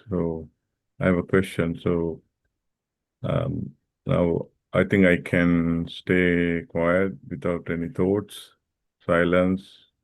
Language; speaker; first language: English; non-native, fluent; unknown